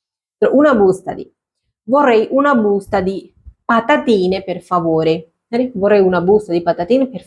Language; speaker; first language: Italian; non-native, fluent; Sinhala